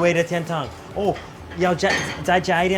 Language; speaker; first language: Chinese; non-native, learner; English